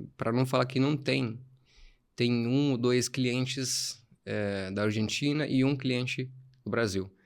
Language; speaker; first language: Portuguese; non-native, fluent; Arabic